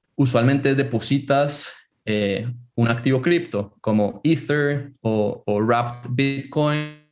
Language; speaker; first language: Spanish; native; Spanish